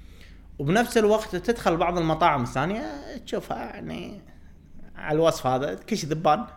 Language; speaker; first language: Arabic; native; Arabic